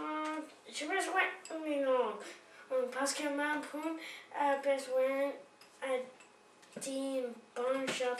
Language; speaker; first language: French; non-native, learner; English